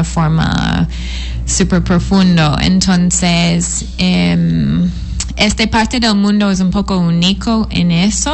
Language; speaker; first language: Spanish; non-native, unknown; English